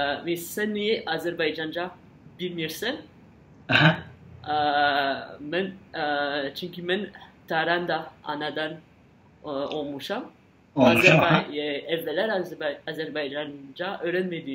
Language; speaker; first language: Azerbaijani; non-native, learner; French